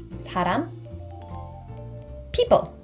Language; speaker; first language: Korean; non-native, fluent; English